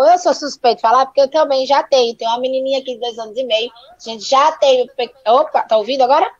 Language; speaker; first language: Portuguese; native; Portuguese